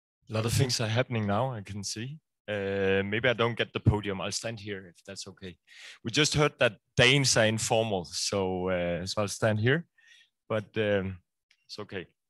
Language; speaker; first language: English; non-native, fluent; Danish